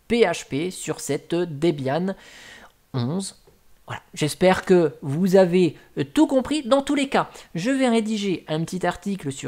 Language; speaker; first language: French; native; French